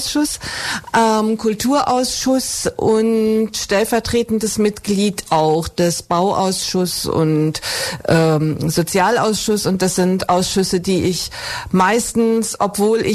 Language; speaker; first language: German; native; German